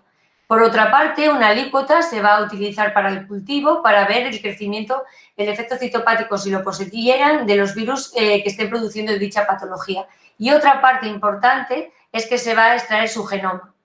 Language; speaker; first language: Spanish; native; Spanish